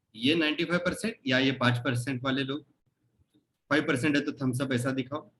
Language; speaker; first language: Hindi; non-native, local second language; Marathi